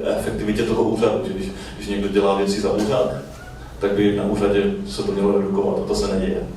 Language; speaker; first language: Czech; native; Czech